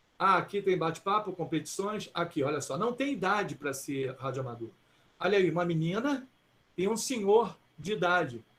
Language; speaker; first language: Portuguese; early bilingual, other home language; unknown